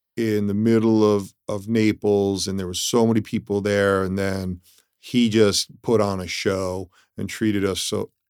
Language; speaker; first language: English; early bilingual, other home language; Italian